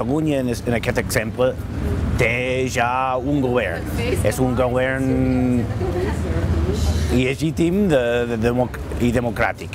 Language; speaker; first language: Catalan; non-native, fluent; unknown